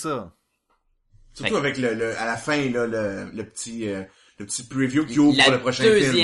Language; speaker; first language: French; native; French